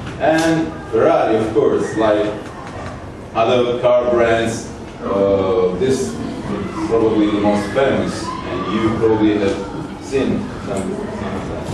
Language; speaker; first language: English; non-native, learner; Italian